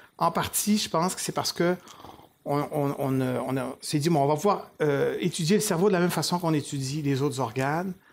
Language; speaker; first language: French; native; French